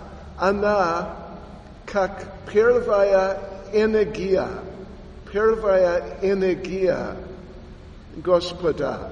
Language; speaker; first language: Russian; non-native, learner; English